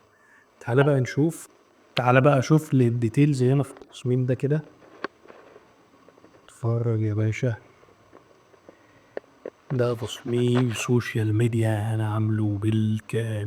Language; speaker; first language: Arabic; native; Arabic